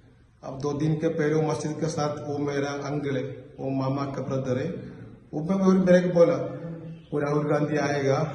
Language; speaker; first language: Hindi; non-native, learner; Malayalam